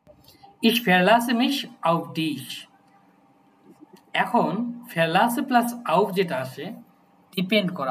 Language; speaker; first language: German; non-native, fluent; Bangla